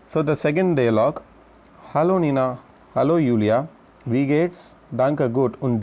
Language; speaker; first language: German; non-native, learner; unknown